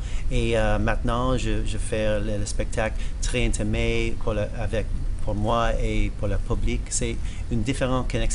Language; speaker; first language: French; non-native, learner; English